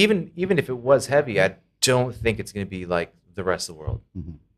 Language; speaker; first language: English; native; English